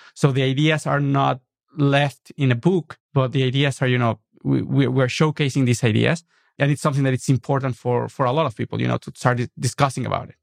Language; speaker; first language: English; non-native, fluent; Spanish